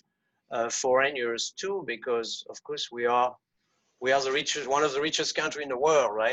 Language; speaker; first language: English; non-native, fluent; French